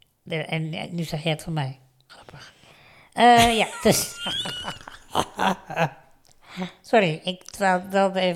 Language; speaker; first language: Dutch; native; Dutch